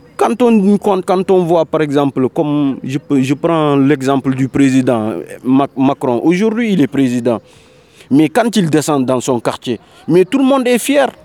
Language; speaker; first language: French; non-native, local second language; Wolof